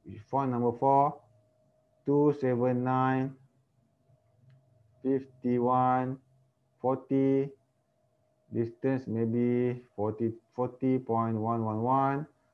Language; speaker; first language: English; non-native, local second language; Malay